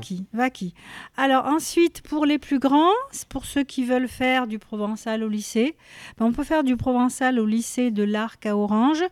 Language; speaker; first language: French; native; French